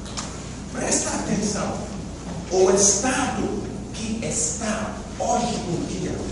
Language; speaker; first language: Portuguese; non-native, fluent; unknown